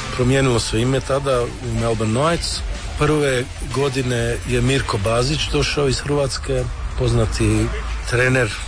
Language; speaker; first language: Serbian; early bilingual, heritage; Croatian